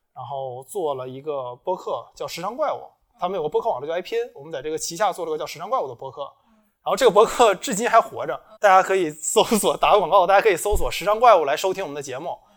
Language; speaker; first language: Chinese; native; Chinese